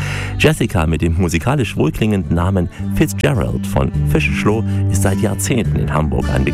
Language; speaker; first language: German; native; German